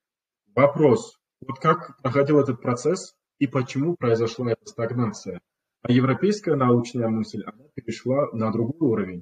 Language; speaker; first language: Russian; non-native, local second language; Kumyk